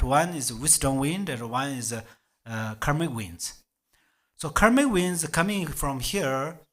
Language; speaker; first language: English; non-native, learner; Tibetan